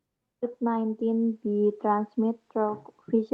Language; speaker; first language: English; non-native, learner; Indonesian